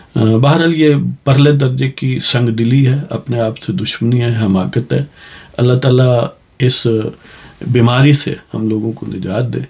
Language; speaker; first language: Urdu; non-native, local second language; Punjabi